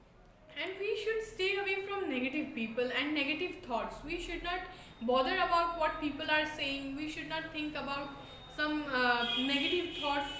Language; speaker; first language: English; non-native, local second language; Bangla